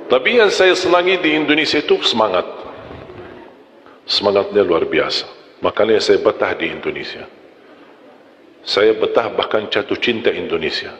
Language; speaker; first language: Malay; non-native, fluent; Arabic